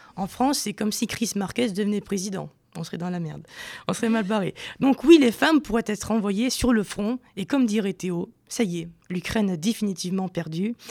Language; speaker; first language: French; native; French